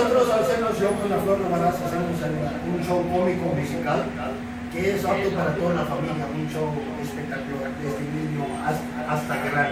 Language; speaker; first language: Spanish; non-native, fluent; Afrikaans